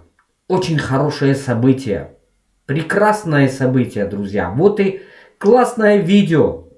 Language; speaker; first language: Russian; non-native, local second language; Tajik